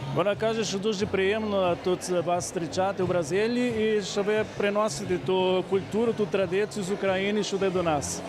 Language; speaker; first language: Ukrainian; early bilingual, heritage; Portuguese